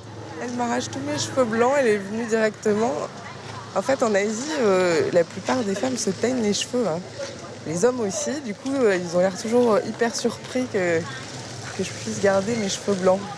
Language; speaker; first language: French; native; French